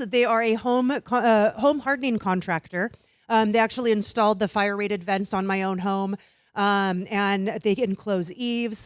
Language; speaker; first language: English; native; English